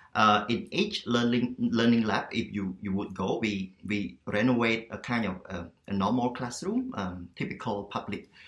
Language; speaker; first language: English; non-native, fluent; Khmer